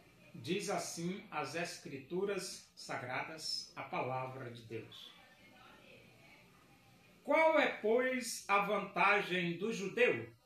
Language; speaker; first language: Portuguese; native; Portuguese